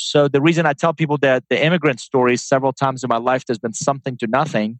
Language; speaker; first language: English; non-native, fluent; Persian